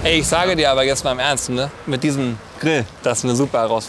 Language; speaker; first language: German; native; German